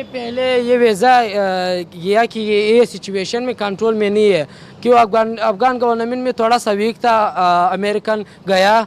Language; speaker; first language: Hindi; non-native, learner; Pashto